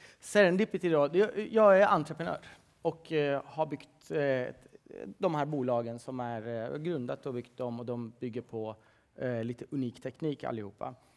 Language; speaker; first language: Swedish; early bilingual, other home language; Persian